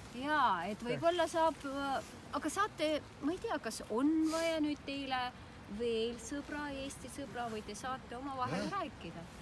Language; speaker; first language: Estonian; native; Estonian